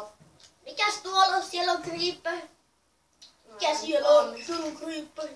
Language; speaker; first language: Finnish; native; Finnish